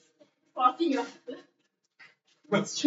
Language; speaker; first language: Turkish; non-native, learner; Azerbaijani